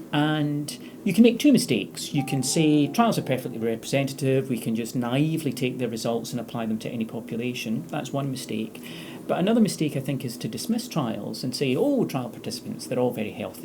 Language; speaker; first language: English; native; English